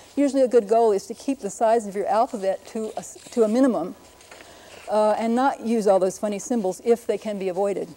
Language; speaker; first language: English; native; English